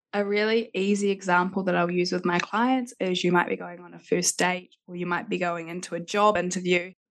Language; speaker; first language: English; native; English